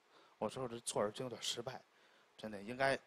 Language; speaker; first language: Chinese; native; Chinese